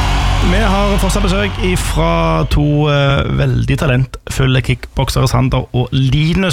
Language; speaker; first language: Norwegian; native; Norwegian